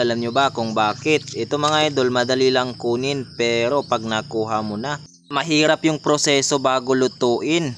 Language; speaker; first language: Filipino; native; Filipino